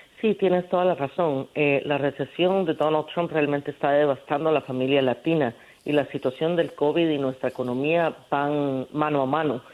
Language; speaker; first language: Spanish; early bilingual, heritage; Spanish